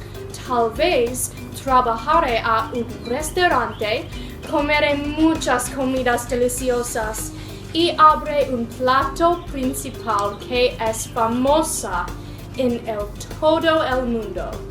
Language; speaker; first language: Spanish; non-native, learner; English